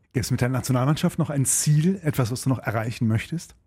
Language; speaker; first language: German; native; German